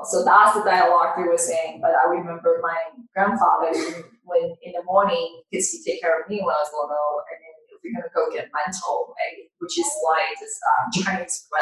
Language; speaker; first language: English; non-native, fluent; Chinese